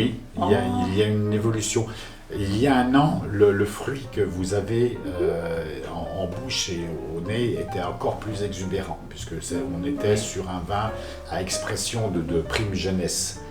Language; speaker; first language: French; native; French